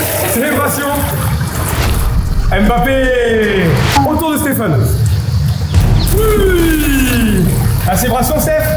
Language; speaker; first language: French; native; French